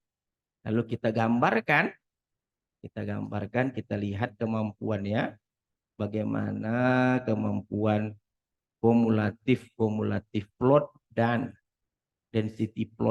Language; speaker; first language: Indonesian; native; Indonesian